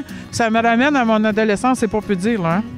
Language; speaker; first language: French; native; French